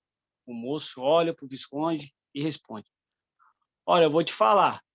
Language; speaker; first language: Portuguese; native; Portuguese